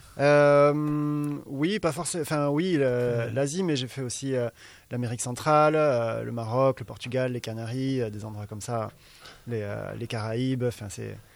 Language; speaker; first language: French; native; French